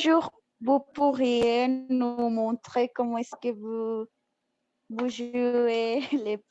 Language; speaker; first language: French; non-native, learner; Spanish